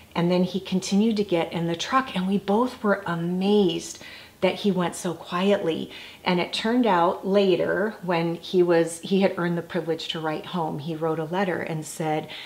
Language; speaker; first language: English; native; English